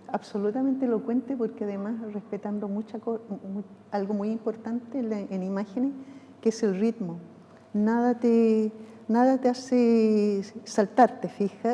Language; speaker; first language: Spanish; native; Spanish